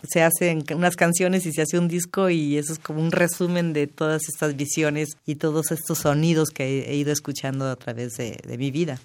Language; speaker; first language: Spanish; native; Spanish